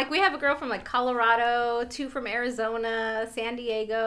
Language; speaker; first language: English; native; English